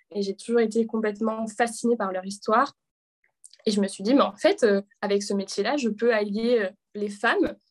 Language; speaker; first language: French; native; French